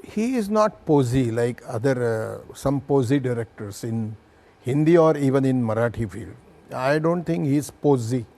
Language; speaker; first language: English; non-native, local second language; Marathi